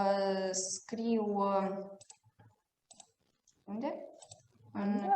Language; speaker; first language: Romanian; non-native, fluent; Russian